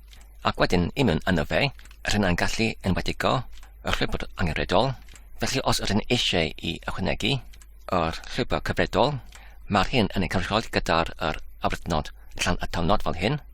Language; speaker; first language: Welsh; non-native, learner; English